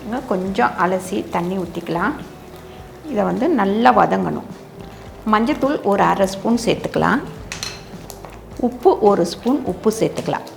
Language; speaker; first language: Tamil; native; Tamil